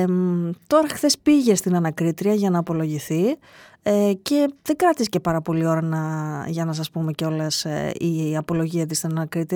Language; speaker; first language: Greek; native; Greek